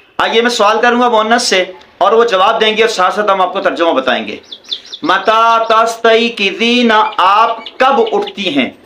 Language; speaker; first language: Urdu; native; Urdu